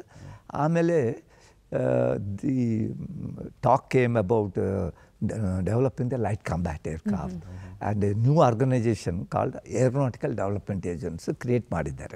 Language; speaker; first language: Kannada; non-native, fluent; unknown